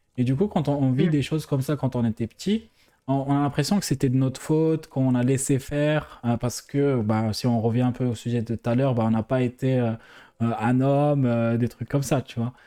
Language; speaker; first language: French; non-native, local second language; Arabic